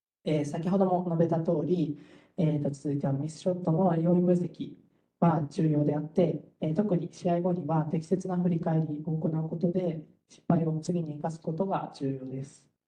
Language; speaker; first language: Japanese; native; Japanese